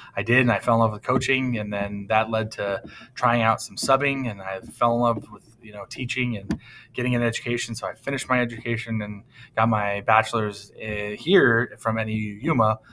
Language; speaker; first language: English; native; English